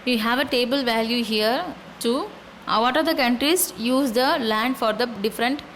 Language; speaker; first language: English; non-native, local second language; Tamil